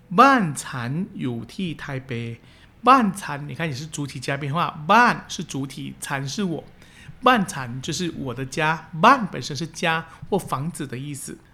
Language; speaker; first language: Chinese; early bilingual, heritage; Chinese